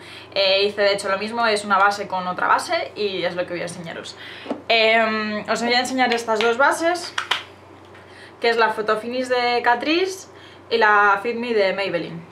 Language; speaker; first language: Spanish; native; Spanish